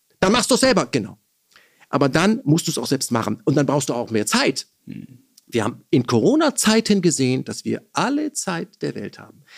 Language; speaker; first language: German; early bilingual, other home language; Persian